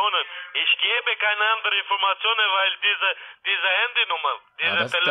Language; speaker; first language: German; non-native, learner; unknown